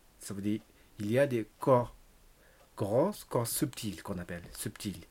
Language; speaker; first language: French; non-native, learner; Tibetan